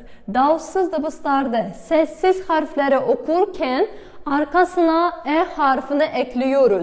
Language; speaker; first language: Turkish; non-native, fluent; Kazakh